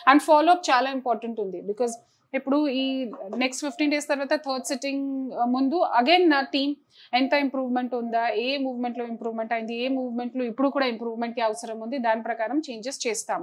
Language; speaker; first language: Telugu; non-native, fluent; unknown